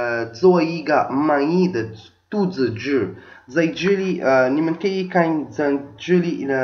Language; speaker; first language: Chinese; non-native, learner; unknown